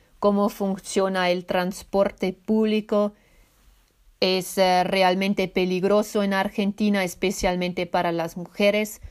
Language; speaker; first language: Spanish; non-native, fluent; Swiss German